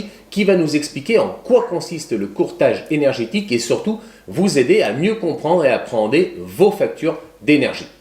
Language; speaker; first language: French; native; French